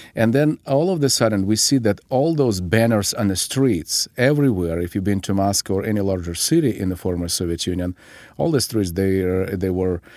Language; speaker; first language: English; non-native, fluent; Ukrainian